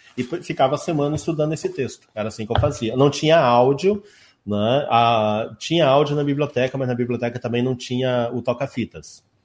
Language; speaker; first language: Portuguese; native; Portuguese